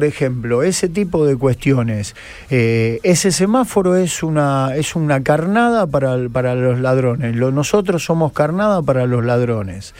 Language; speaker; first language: Spanish; native; Spanish